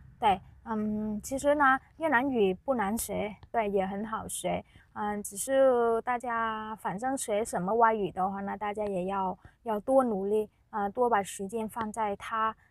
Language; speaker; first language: Chinese; non-native, fluent; Vietnamese